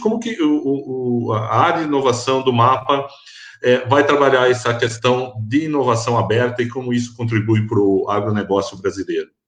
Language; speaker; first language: Portuguese; native; Portuguese